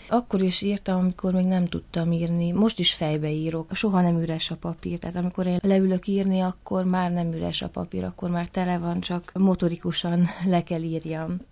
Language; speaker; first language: Hungarian; native; Hungarian